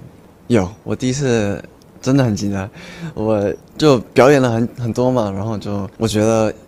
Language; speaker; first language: Chinese; early bilingual, heritage; Chinese